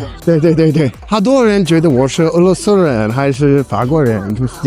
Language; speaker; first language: Chinese; non-native, learner; English